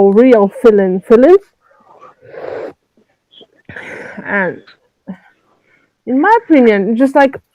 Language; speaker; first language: English; non-native, learner; French